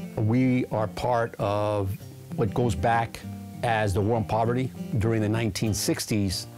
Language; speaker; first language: English; native; English